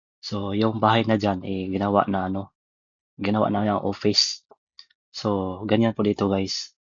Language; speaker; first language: Filipino; native; Filipino